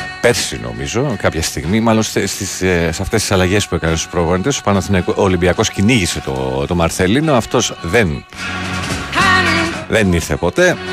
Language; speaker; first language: Greek; native; Greek